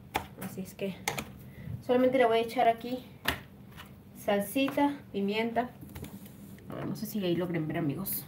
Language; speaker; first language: Spanish; native; Spanish